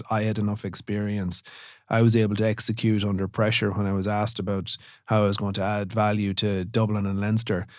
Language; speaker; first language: English; native; English